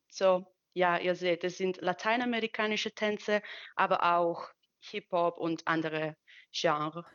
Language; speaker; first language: German; non-native, fluent; Italian